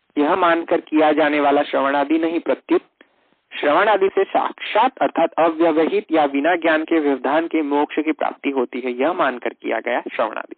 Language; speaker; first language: Hindi; non-native, local second language; Gujarati